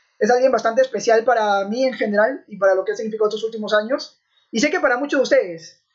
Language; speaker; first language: Spanish; native; Spanish